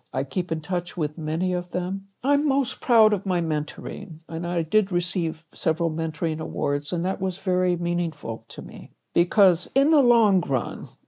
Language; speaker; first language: English; native; English